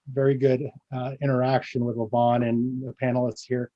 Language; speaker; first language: English; early bilingual, other home language; Filipino